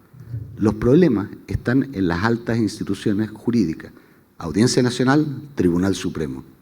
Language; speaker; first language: Spanish; native; Spanish